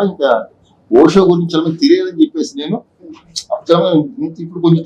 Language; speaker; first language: Telugu; native; Telugu